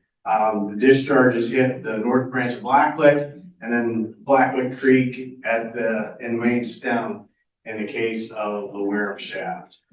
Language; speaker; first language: English; native; English